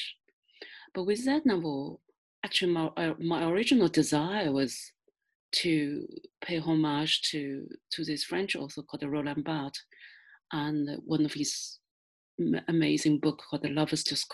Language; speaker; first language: English; non-native, fluent; Chinese